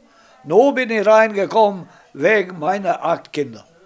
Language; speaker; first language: German; non-native, learner; Romany